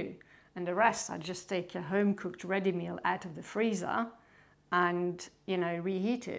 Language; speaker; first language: English; non-native, fluent; French